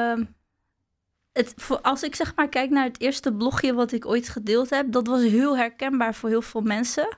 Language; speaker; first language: Dutch; early bilingual, other home language; Arabic